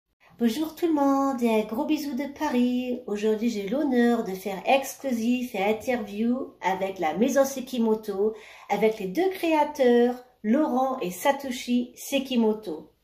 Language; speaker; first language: French; non-native, fluent; German